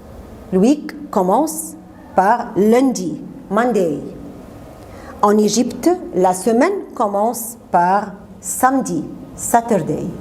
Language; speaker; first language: French; non-native, fluent; Arabic